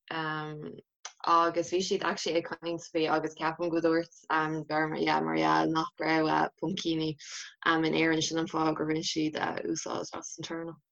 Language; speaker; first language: Irish; native; Irish